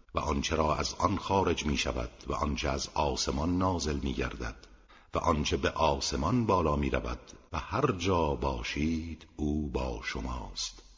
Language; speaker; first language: Persian; native; Persian